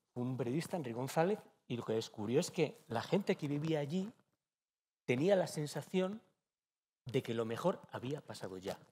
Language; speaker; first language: Spanish; native; Spanish